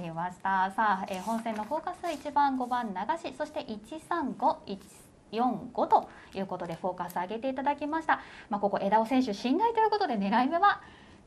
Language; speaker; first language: Japanese; native; Japanese